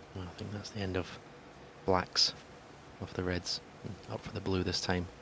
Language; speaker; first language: English; native; English